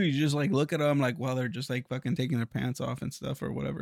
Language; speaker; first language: English; early bilingual, other home language; Spanish